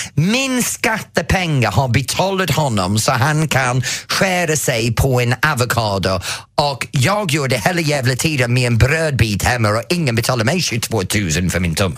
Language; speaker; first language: Swedish; non-native, fluent; English